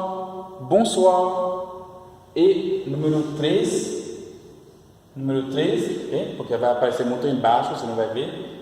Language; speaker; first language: Portuguese; non-native, fluent; Haitian Creole